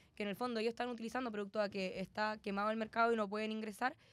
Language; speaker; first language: Spanish; native; Spanish